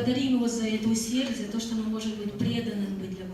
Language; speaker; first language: Russian; native; Russian